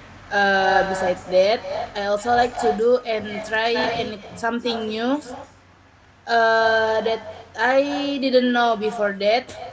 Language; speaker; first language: English; non-native, learner; Indonesian